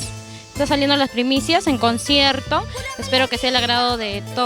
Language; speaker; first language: Spanish; native; Spanish